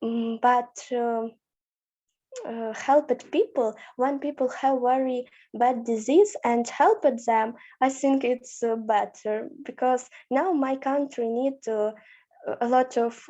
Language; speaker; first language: English; non-native, learner; Ukrainian